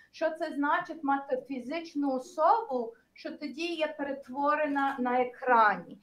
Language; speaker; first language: Ukrainian; early bilingual, heritage; Ukrainian